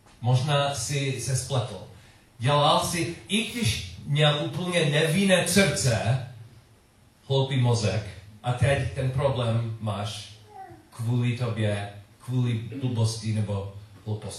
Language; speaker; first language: Czech; non-native, learner; English